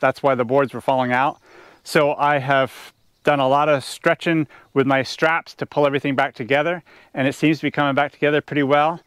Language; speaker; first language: English; native; English